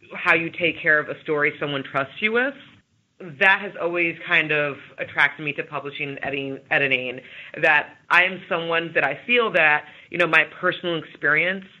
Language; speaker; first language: English; native; English